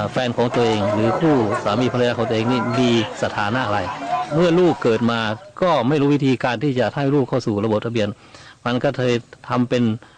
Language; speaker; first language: Thai; native; Thai